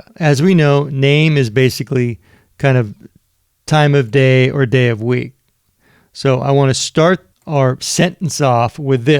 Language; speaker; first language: English; native; English